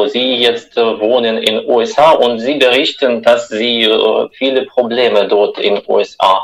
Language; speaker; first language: German; non-native, fluent; Russian